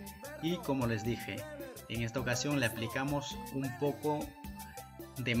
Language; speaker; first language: Spanish; native; Spanish